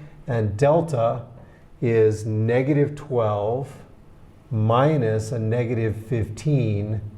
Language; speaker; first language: English; native; English